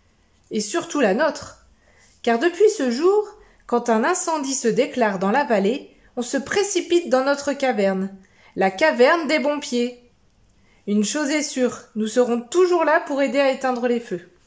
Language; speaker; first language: French; native; French